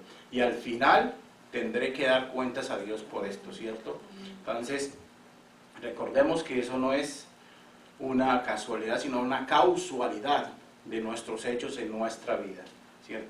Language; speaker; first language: Spanish; native; Spanish